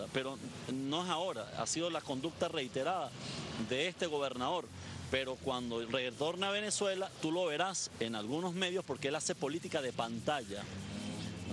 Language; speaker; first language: Spanish; native; Spanish